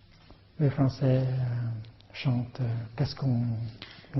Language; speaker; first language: French; non-native, fluent; Vietnamese